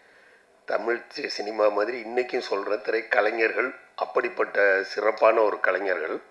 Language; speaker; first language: Tamil; native; Tamil